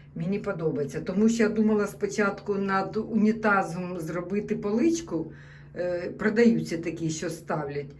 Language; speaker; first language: Ukrainian; non-native, local second language; Russian